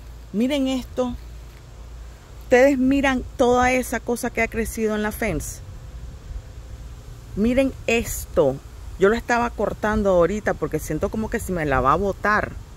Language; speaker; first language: Spanish; native; Spanish